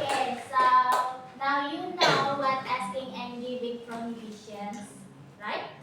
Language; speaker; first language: English; non-native, learner; Indonesian